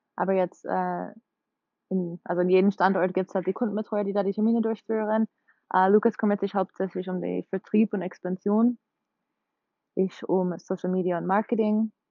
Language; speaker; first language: German; non-native, fluent; English